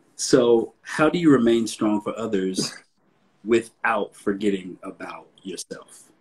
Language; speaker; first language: English; native; English